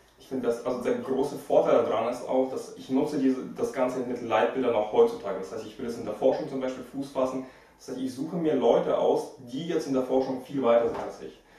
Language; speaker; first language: German; early bilingual, other home language; Russian